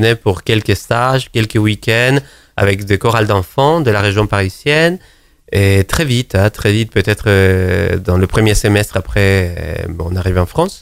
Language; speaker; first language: French; non-native, fluent; Spanish